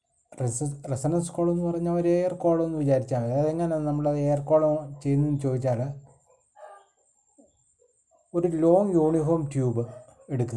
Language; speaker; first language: Malayalam; native; Malayalam